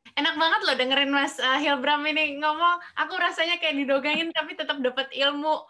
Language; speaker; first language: Indonesian; native; Indonesian